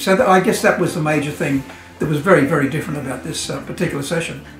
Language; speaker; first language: English; native; English